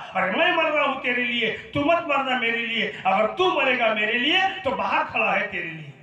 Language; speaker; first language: Hindi; non-native, local second language; Marathi